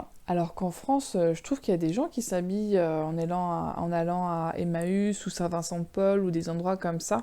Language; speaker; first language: French; native; French